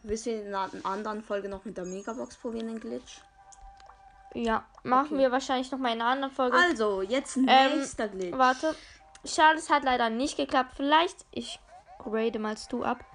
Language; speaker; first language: German; native; German